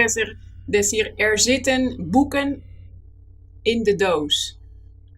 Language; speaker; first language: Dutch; non-native, learner; Spanish